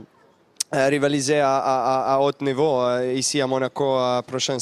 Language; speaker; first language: French; non-native, learner; Serbian